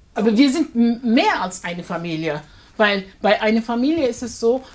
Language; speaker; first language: German; non-native, fluent; Turkish